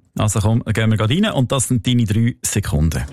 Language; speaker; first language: German; native; German